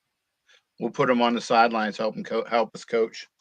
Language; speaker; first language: English; native; English